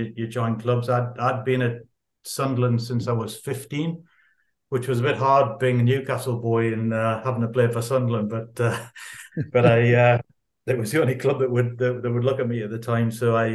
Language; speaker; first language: English; native; English